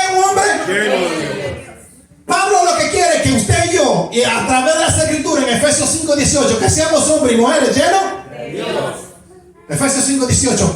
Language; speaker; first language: Spanish; native; Spanish